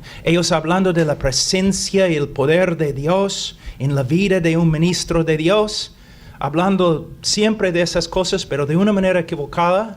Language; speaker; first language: Spanish; non-native, fluent; English